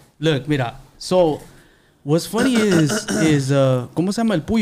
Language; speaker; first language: Spanish; early bilingual, other home language; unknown